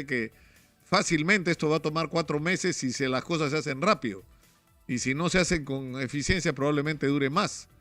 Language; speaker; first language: Spanish; native; Spanish